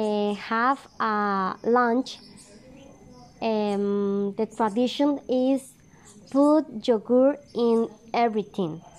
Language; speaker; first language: English; non-native, learner; Spanish